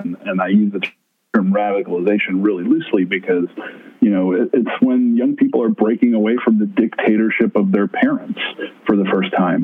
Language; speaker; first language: English; native; English